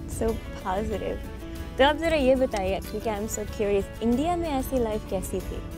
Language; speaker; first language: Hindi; early bilingual, heritage; Urdu